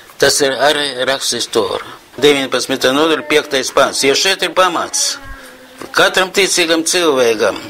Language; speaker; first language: Latvian; non-native, local second language; Russian